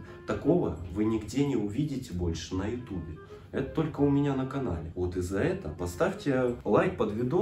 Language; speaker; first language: Russian; native; Russian